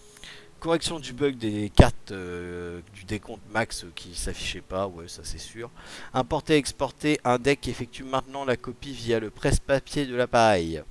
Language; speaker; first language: French; native; French